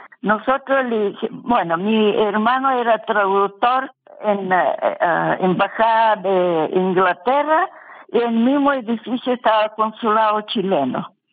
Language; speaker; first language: Spanish; non-native, fluent; Russian